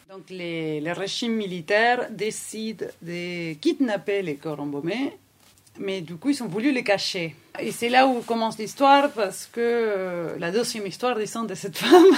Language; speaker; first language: French; non-native, fluent; Spanish